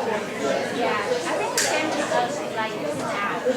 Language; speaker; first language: English; non-native, learner; Chinese